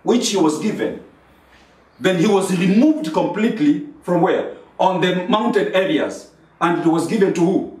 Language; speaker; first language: English; non-native, local second language; Swahili